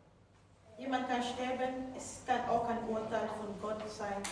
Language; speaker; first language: German; non-native, fluent; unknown